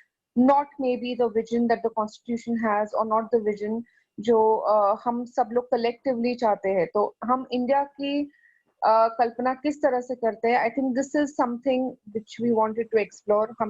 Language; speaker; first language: Hindi; native; Hindi